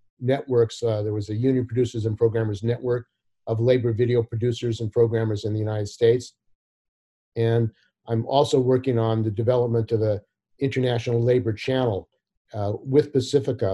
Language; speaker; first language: English; native; English